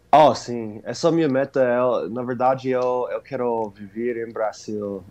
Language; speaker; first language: Portuguese; non-native, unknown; English